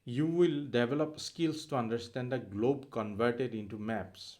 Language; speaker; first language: English; non-native, local second language; Assamese